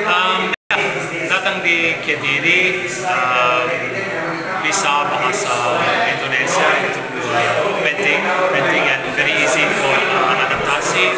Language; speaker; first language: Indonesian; non-native, learner; Bosnian